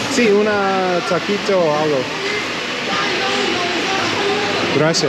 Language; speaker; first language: Spanish; non-native, learner; English